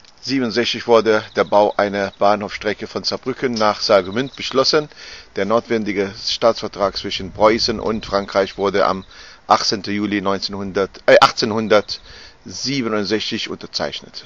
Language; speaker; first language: German; non-native, fluent; Arabic